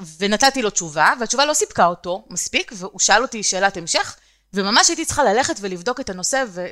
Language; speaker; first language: Hebrew; native; Hebrew